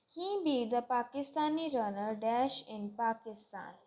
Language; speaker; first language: English; non-native, local second language; Punjabi